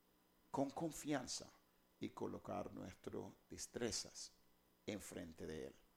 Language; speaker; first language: Spanish; non-native, fluent; English